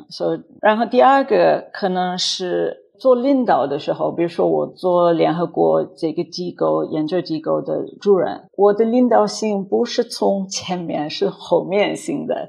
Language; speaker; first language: Chinese; non-native, fluent; English